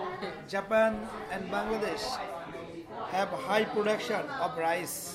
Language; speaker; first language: English; non-native, learner; Bangla